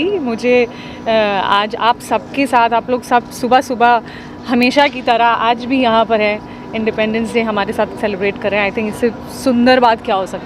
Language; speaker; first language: Hindi; native; Hindi